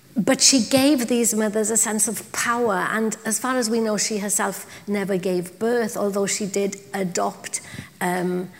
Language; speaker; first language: English; non-native, local second language; Welsh